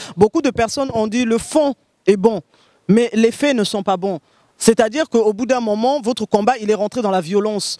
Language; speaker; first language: French; non-native, local second language; Lingala